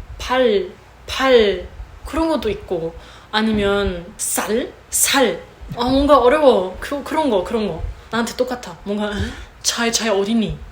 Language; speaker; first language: Korean; non-native, learner; German